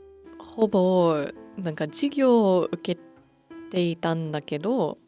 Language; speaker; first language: Japanese; non-native, fluent; English